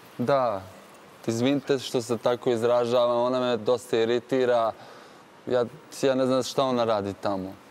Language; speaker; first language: Bosnian; early bilingual, heritage; Bosnian